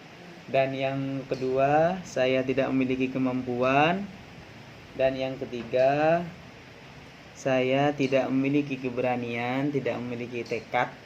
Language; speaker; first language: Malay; non-native, local second language; Madurese